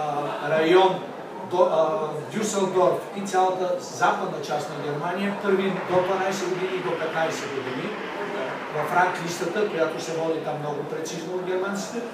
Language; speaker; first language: Bulgarian; native; Bulgarian